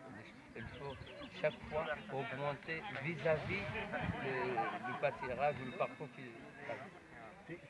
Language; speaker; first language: French; non-native, learner; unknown